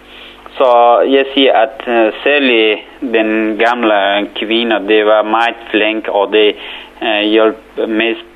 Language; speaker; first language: Danish; non-native, learner; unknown